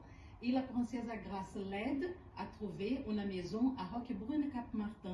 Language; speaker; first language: French; non-native, fluent; Portuguese